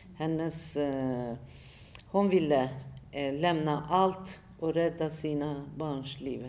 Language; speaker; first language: Swedish; non-native, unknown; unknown